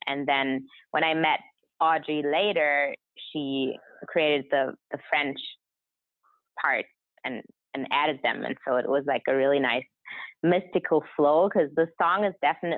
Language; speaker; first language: English; non-native, fluent; German